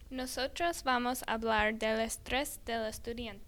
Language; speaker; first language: Spanish; non-native, learner; English